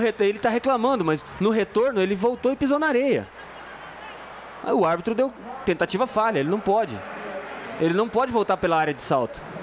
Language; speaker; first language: Portuguese; native; Portuguese